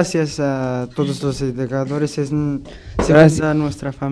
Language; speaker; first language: Spanish; non-native, learner; Arabic